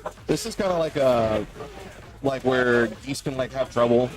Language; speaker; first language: English; native; English